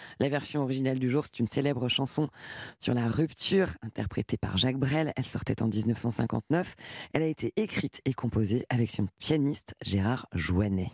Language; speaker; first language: French; native; French